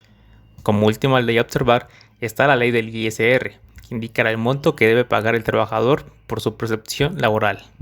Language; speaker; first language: Spanish; native; Spanish